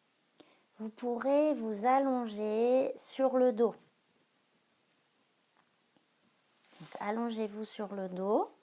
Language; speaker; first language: French; native; French